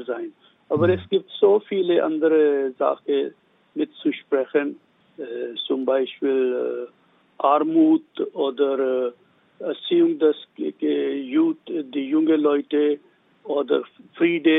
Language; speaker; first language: German; non-native, learner; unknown